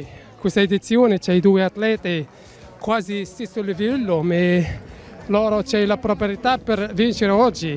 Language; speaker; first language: Italian; non-native, learner; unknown